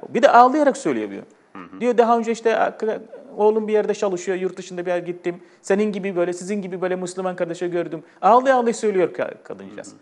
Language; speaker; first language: Turkish; non-native, fluent; Arabic